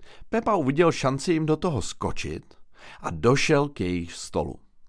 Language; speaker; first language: Czech; native; Czech